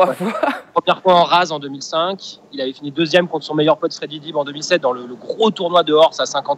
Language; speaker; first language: French; native; French